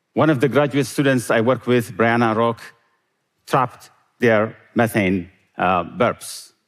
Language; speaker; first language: English; non-native, fluent; Tigrinya